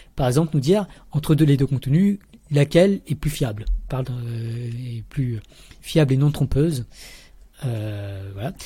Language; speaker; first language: French; early bilingual, other home language; Vietnamese